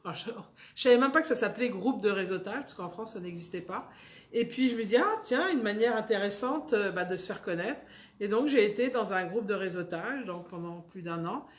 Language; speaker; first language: French; native; French